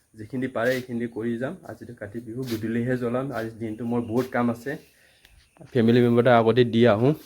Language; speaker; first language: Assamese; non-native, local second language; Bodo